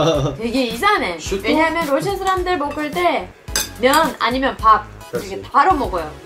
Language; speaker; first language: Korean; non-native, fluent; Russian